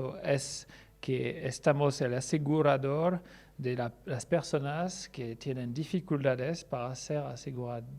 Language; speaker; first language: Spanish; non-native, learner; French